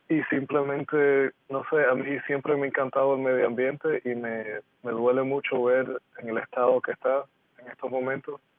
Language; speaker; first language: Spanish; early bilingual, heritage; Spanish